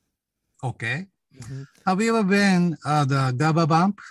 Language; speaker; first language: English; non-native, learner; Japanese